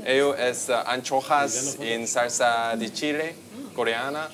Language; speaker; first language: Spanish; non-native, learner; Korean